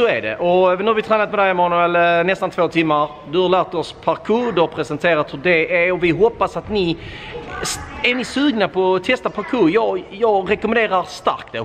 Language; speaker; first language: Swedish; native; Swedish